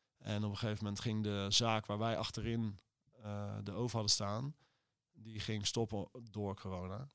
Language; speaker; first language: Dutch; native; Dutch